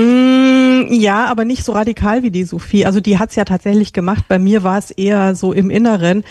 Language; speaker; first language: German; native; German